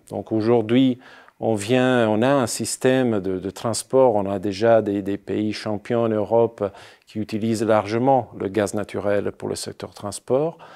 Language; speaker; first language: French; non-native, fluent; Italian